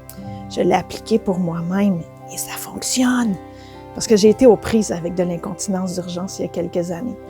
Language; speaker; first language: French; native; French